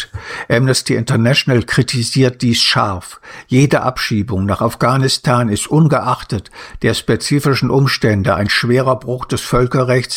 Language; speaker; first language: German; native; German